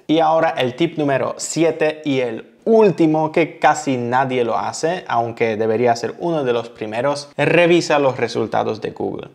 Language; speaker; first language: Spanish; non-native, fluent; Polish